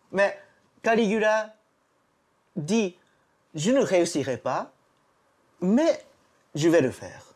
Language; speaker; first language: French; non-native, fluent; Japanese